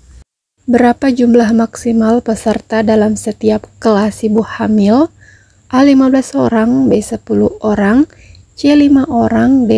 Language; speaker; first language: Indonesian; native; Indonesian